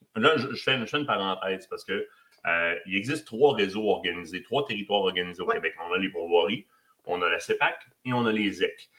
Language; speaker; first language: French; native; French